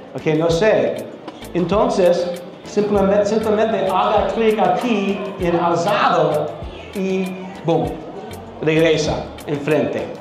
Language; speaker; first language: Spanish; non-native, learner; English